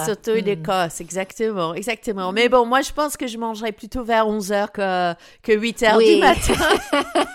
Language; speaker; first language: French; non-native, fluent; English